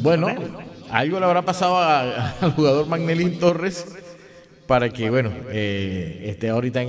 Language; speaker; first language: Spanish; native; Spanish